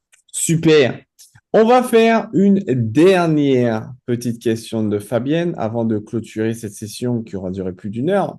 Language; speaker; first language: French; native; French